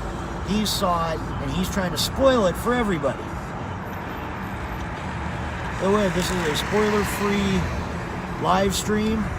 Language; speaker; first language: English; native; English